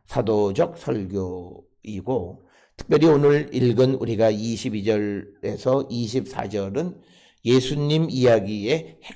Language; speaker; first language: Korean; native; Korean